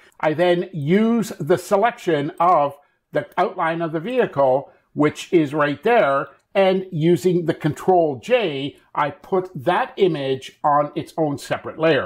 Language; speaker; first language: English; native; English